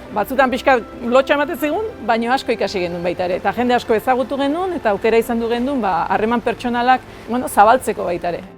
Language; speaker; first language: Basque; native; Basque